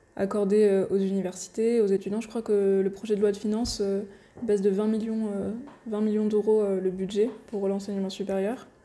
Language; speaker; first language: French; non-native, local second language; Arabic